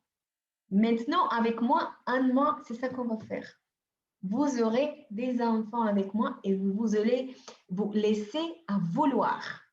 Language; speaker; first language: French; non-native, fluent; Bulgarian